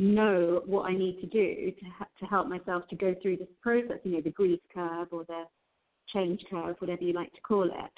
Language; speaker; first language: English; native; English